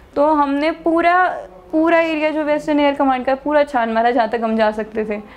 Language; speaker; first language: Hindi; native; Hindi